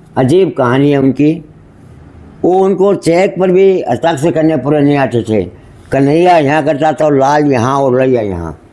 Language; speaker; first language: Hindi; native; Hindi